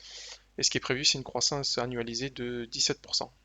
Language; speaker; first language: French; native; French